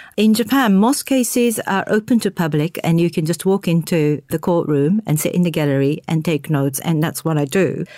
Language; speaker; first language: English; non-native, fluent; Japanese